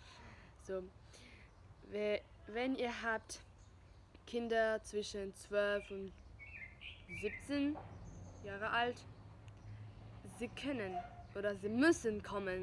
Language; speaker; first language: German; non-native, fluent; French